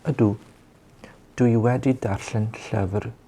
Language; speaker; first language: Welsh; non-native, learner; English